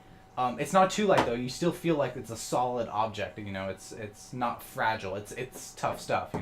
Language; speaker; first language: English; native; English